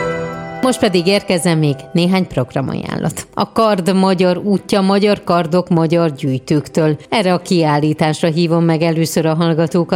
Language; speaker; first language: Hungarian; native; Hungarian